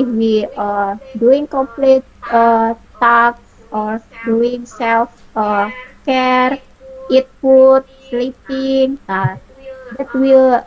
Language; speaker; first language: English; non-native, learner; Indonesian